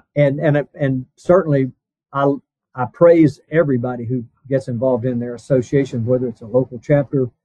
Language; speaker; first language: English; native; English